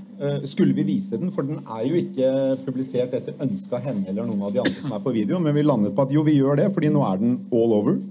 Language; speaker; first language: Norwegian; native; Norwegian